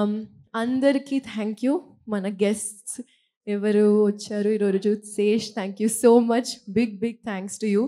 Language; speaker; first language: Telugu; non-native, local second language; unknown